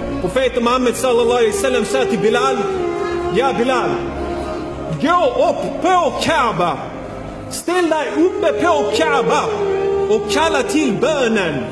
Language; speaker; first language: Swedish; non-native, fluent; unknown